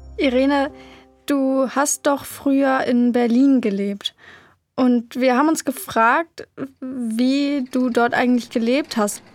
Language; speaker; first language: German; native; German